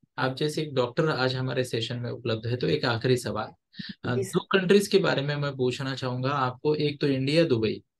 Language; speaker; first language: Hindi; non-native, local second language; Marathi